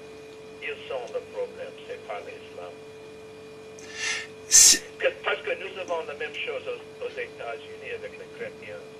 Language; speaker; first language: French; non-native, learner; English